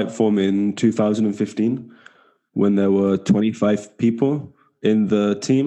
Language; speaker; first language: English; native; English